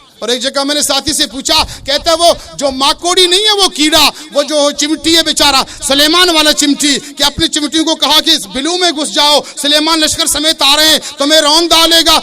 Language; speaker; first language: Urdu; non-native, local second language; Baluchi